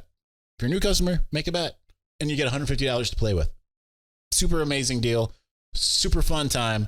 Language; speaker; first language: English; native; English